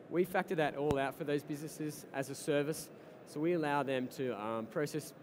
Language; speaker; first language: English; native; English